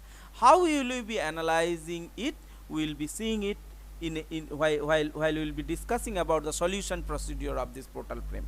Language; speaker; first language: English; non-native, local second language; Bangla